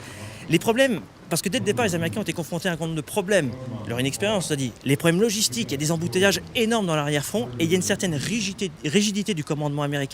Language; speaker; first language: French; native; French